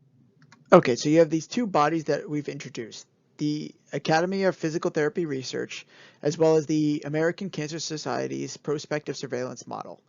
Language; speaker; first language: English; native; English